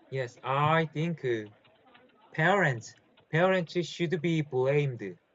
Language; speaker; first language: English; non-native, learner; Korean